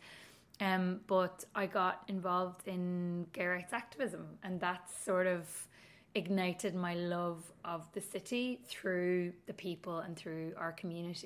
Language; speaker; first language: English; native; English